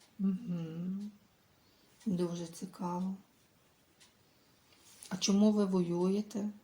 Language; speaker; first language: Ukrainian; native; Ukrainian